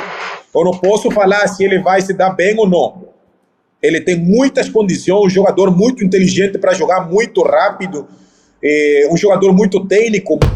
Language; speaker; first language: Portuguese; non-native, fluent; Spanish